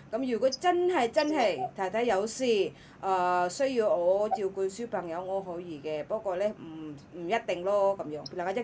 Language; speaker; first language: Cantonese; non-native, learner; Indonesian